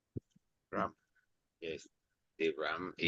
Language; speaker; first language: English; non-native, learner; Spanish